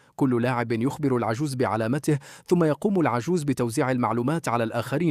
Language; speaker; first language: Arabic; native; Arabic